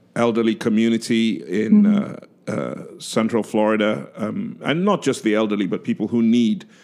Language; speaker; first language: English; non-native, local second language; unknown